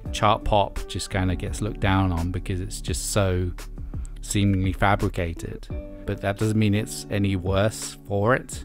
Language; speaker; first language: English; native; English